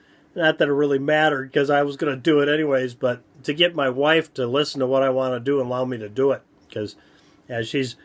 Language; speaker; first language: English; native; English